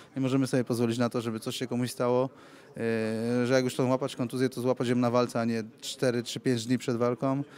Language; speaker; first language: Polish; native; Polish